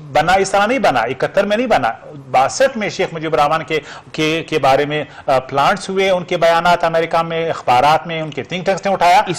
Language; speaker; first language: Urdu; non-native, local second language; Pashto